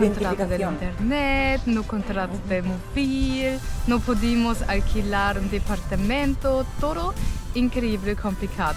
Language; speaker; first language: Spanish; non-native, fluent; German